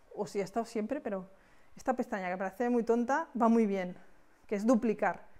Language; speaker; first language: Spanish; native; Spanish